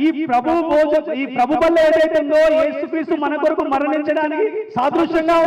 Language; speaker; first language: Telugu; native; Telugu